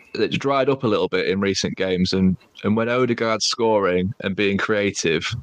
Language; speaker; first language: English; native; English